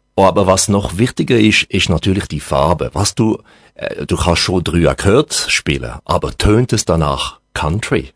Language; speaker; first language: German; non-native, local second language; French